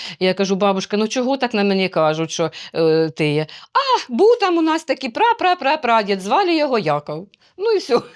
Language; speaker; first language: Ukrainian; native; Ukrainian